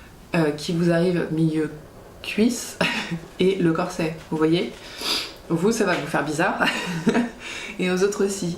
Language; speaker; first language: French; native; French